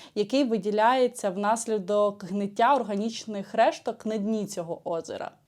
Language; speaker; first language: Ukrainian; native; Ukrainian